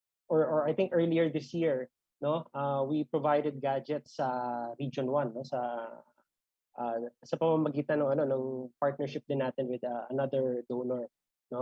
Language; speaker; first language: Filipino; native; Filipino